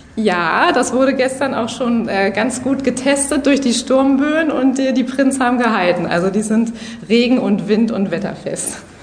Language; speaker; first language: German; native; German